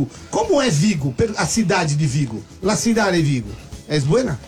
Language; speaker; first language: Portuguese; native; Portuguese